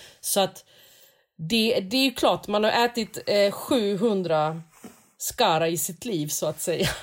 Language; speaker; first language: Swedish; native; Swedish